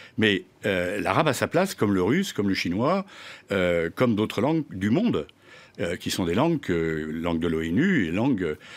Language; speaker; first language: French; native; French